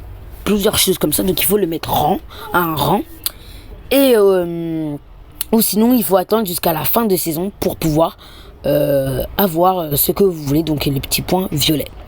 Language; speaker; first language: French; native; French